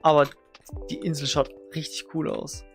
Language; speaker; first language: German; native; German